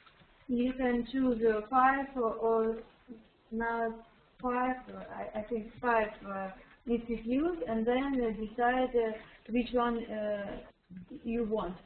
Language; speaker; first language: English; non-native, learner; Russian